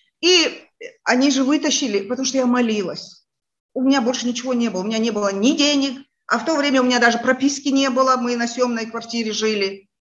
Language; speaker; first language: Russian; non-native, local second language; Chechen